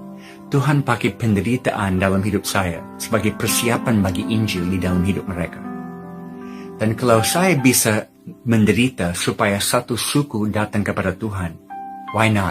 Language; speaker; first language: Indonesian; non-native, fluent; English